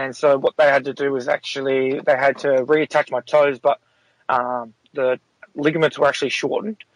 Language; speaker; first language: English; native; English